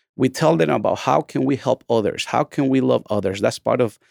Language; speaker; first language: English; non-native, fluent; Spanish